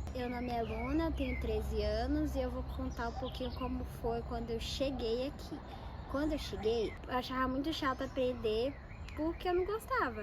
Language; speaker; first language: Portuguese; early bilingual, other home language; Spanish